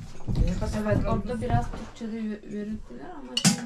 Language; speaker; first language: Turkish; non-native, learner; Yakut